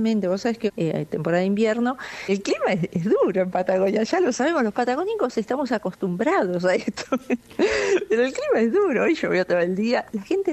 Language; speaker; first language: Spanish; native; Spanish